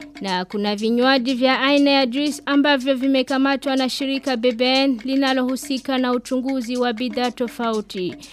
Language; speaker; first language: Swahili; non-native, local second language; Rundi